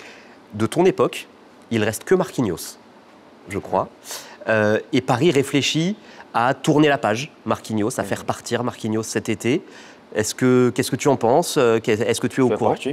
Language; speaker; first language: French; native; French